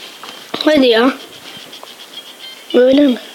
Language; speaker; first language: Turkish; native; Turkish